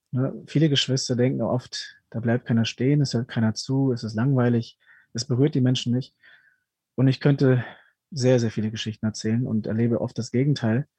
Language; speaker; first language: German; early bilingual, other home language; Spanish